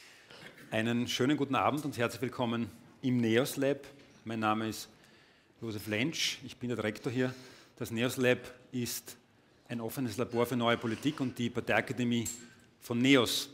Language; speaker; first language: German; native; German